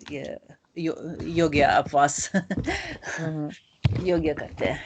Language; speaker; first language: Hindi; non-native, learner; Russian